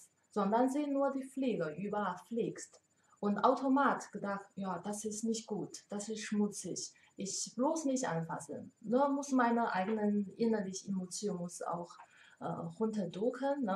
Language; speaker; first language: German; non-native, learner; Chinese